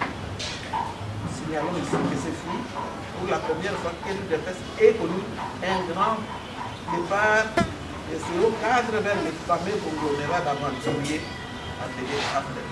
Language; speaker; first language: French; non-native, local second language; Lingala